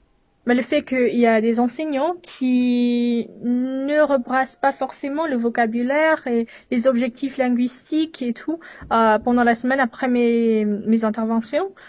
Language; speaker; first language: French; non-native, fluent; English